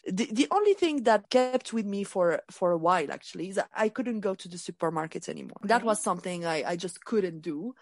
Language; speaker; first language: English; non-native, fluent; Arabic